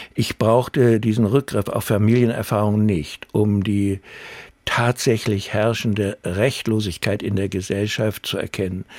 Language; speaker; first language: German; native; German